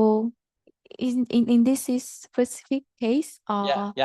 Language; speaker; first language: English; non-native, learner; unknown